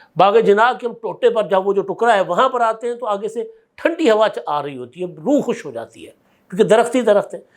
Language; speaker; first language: Urdu; non-native, local second language; Sindhi